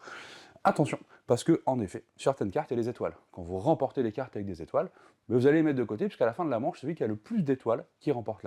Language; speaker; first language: French; native; French